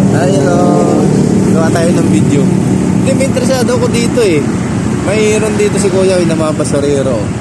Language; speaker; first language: Filipino; non-native, local second language; Waray